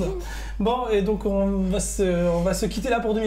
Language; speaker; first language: French; native; French